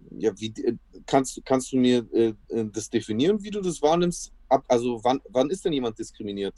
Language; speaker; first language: German; early bilingual, other home language; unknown